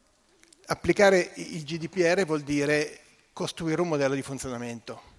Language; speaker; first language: Italian; native; Italian